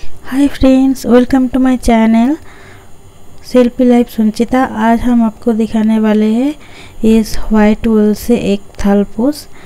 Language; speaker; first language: Hindi; non-native, local second language; Bangla